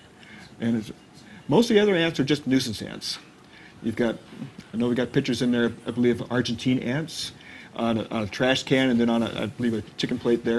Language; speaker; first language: English; native; English